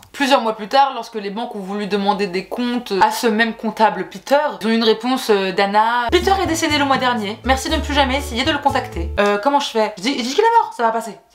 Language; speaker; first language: French; native; French